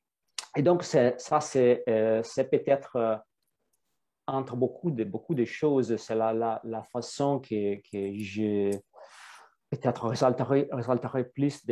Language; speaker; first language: French; non-native, fluent; Italian